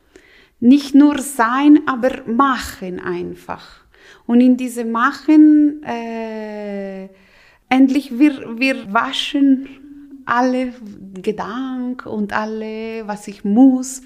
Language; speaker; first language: German; non-native, local second language; Italian